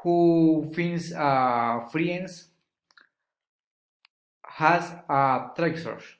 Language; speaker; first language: English; non-native, learner; Spanish